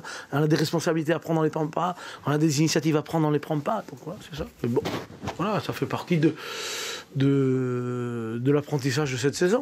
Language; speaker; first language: French; native; French